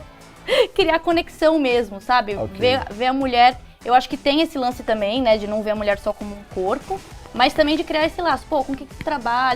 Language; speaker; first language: Portuguese; native; Portuguese